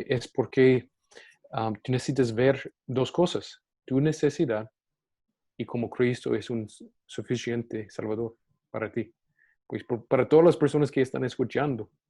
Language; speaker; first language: Spanish; non-native, fluent; English